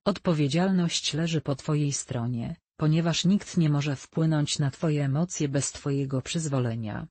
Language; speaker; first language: Polish; native; Polish